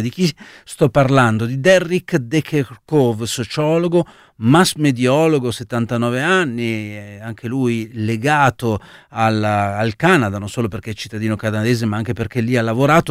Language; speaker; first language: Italian; native; Italian